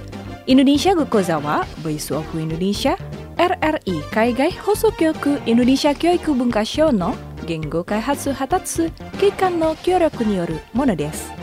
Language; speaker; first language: Japanese; non-native, fluent; Indonesian